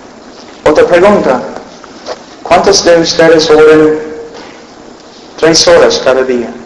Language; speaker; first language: Spanish; non-native, fluent; English